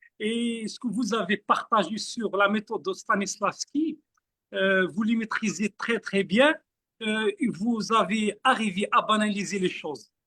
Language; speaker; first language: French; non-native, fluent; Arabic